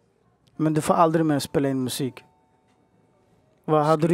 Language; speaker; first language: Swedish; native; Swedish